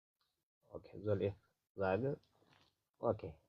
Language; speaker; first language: German; non-native, learner; Amharic